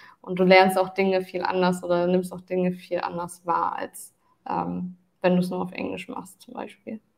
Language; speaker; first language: German; early bilingual, other home language; Turkish